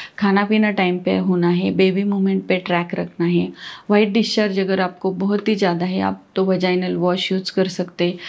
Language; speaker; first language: Hindi; non-native, local second language; Marathi